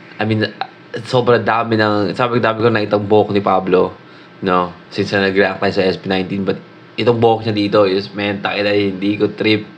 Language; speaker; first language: Filipino; native; Filipino